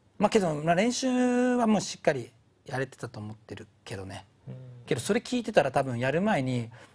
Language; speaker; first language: Japanese; native; Japanese